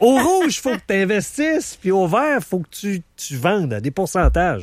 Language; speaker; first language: French; native; French